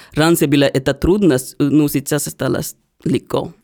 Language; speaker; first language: Russian; non-native, learner; Hindi